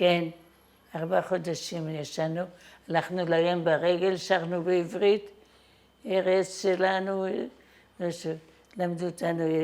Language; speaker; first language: Hebrew; non-native, fluent; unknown